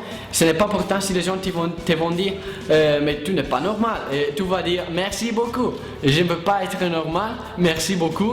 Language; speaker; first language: French; non-native, learner; Italian